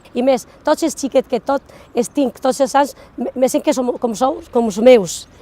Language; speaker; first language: Catalan; non-native, fluent; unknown